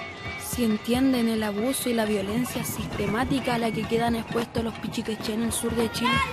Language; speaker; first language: Spanish; native; Spanish